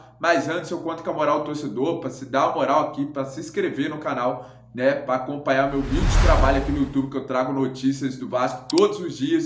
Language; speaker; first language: Portuguese; native; Portuguese